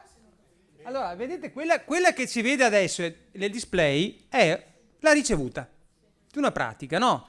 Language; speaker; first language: Italian; native; Italian